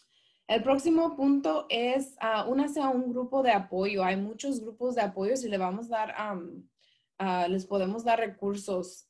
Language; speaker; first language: Spanish; early bilingual, heritage; Spanish